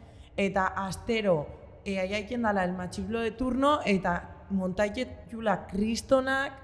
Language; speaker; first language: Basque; native; Basque